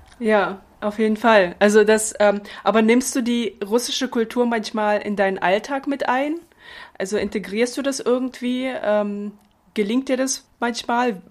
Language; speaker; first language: German; early bilingual, other home language; Russian